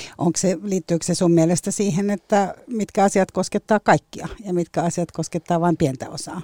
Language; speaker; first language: Finnish; native; Finnish